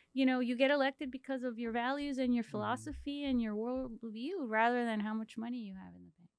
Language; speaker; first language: English; early bilingual, other home language; Spanish